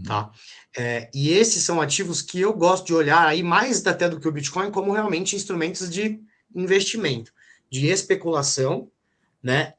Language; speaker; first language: Portuguese; native; Portuguese